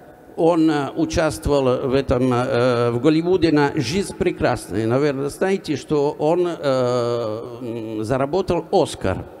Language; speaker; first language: Russian; non-native, fluent; Italian